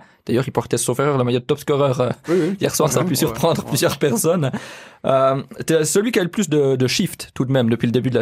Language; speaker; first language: French; native; French